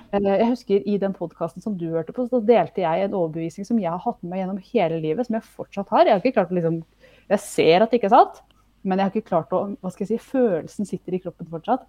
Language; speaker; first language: Norwegian; native; Norwegian